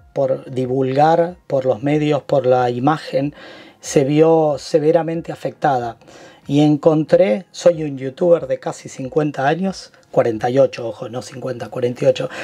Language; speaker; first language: Spanish; native; Spanish